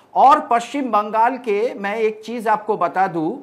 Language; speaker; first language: Hindi; non-native, local second language; Bangla